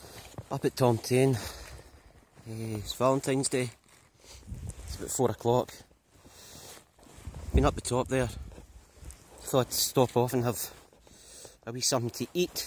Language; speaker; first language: English; native; English